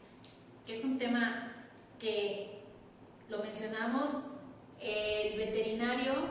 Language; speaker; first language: Spanish; native; Spanish